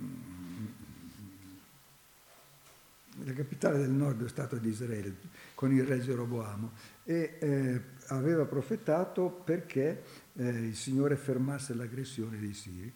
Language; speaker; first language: Italian; native; Italian